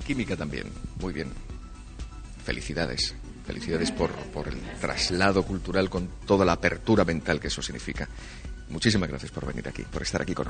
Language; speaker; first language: Spanish; native; Spanish